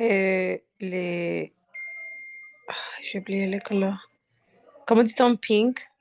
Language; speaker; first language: French; non-native, learner; Spanish